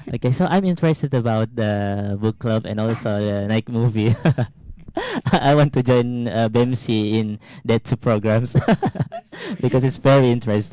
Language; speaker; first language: English; non-native, learner; Indonesian